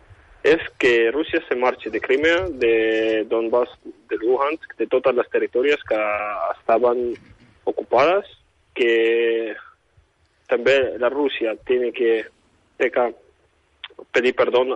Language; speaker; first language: Catalan; non-native, fluent; Ukrainian